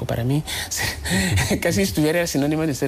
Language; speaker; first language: Spanish; non-native, fluent; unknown